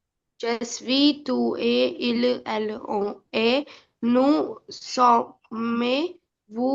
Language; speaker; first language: French; non-native, learner; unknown